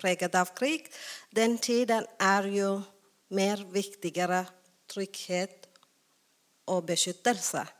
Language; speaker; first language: Norwegian; non-native, learner; Tamil